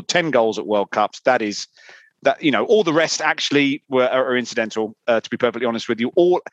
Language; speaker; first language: English; native; English